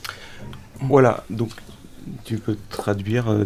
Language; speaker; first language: French; native; French